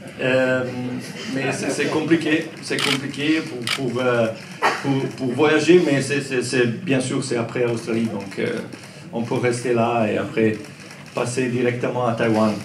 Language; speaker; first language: French; non-native, learner; Croatian